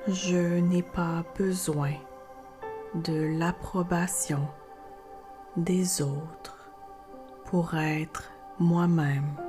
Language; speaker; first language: French; native; French